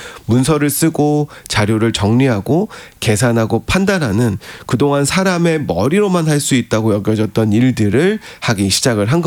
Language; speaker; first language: Korean; native; Korean